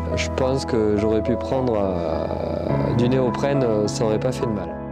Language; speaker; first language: French; native; French